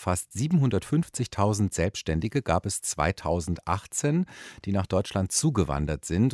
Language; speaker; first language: German; native; German